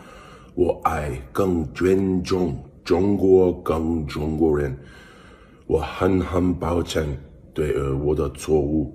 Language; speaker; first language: Chinese; non-native, learner; English